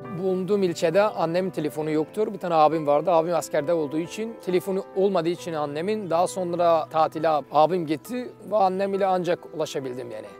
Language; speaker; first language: Turkish; non-native, fluent; Persian